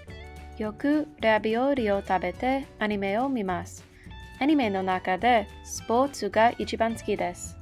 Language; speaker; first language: Japanese; non-native, learner; English